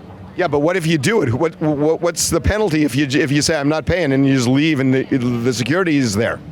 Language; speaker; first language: English; native; English